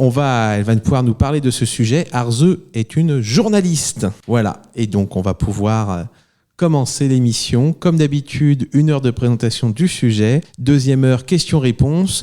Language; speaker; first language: French; native; French